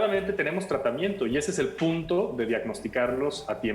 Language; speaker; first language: Spanish; native; Spanish